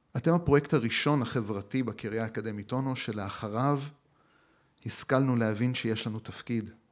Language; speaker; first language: Hebrew; native; Hebrew